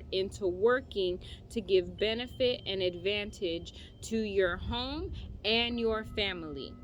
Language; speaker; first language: English; native; English